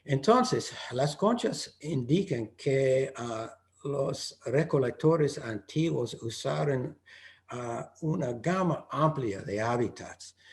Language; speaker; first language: Spanish; non-native, fluent; English